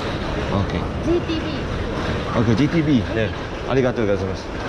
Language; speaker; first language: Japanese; non-native, learner; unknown